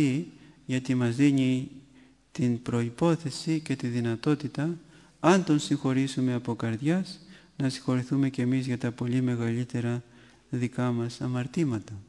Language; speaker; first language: Greek; native; Greek